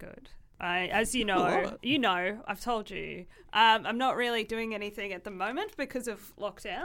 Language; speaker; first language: English; native; English